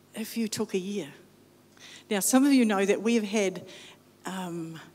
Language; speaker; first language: English; native; English